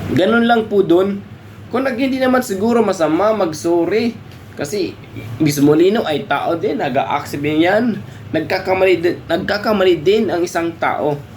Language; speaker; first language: Filipino; non-native, local second language; Cebuano